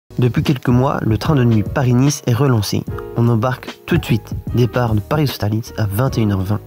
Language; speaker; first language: French; native; French